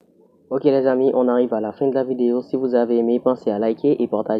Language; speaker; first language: French; non-native, local second language; Haitian Creole